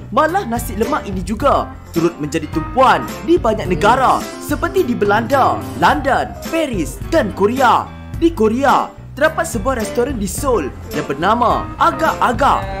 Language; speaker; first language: Malay; native; Malay